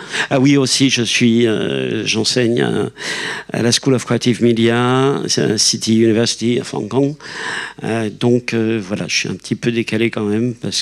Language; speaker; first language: French; native; French